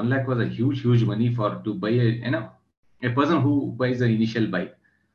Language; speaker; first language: English; non-native, local second language; Kannada